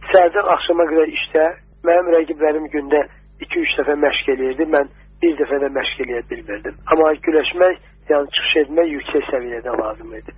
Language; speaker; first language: Azerbaijani; native; Azerbaijani